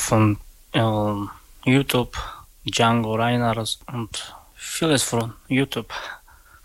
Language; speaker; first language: German; non-native, learner; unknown